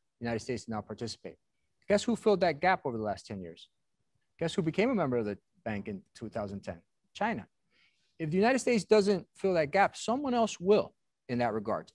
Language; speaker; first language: English; native; English